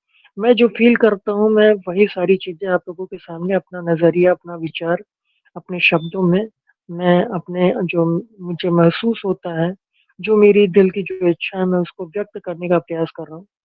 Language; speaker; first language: Hindi; native; Hindi